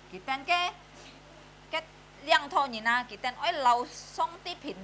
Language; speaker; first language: Chinese; early bilingual, heritage; Hakka Chinese